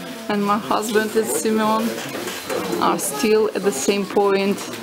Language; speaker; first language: English; non-native, learner; Russian